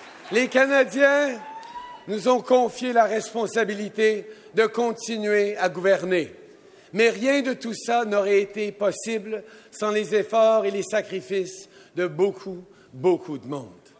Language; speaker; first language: French; native; French